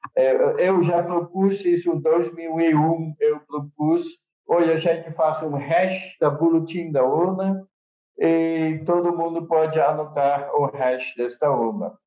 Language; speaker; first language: Portuguese; non-native, fluent; Dutch